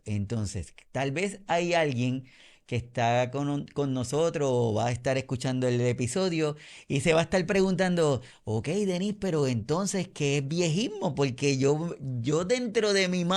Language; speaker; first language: Spanish; native; Spanish